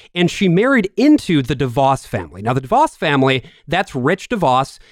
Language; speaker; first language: English; native; English